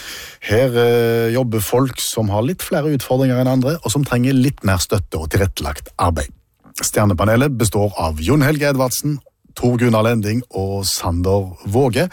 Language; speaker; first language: Norwegian; native; Norwegian